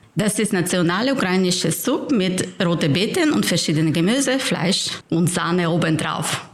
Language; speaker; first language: German; non-native, fluent; Ukrainian